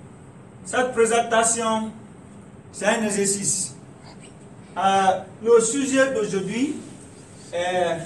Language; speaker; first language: French; non-native, learner; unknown